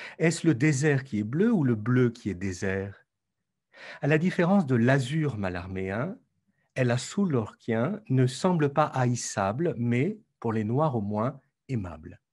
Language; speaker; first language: French; native; French